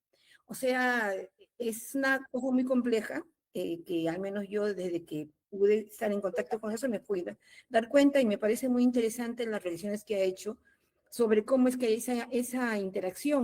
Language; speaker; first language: Spanish; native; Spanish